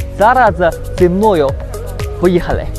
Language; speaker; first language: Ukrainian; non-native, fluent; Chinese